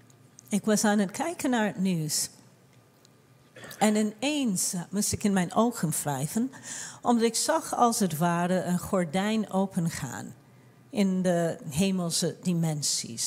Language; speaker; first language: Dutch; non-native, fluent; English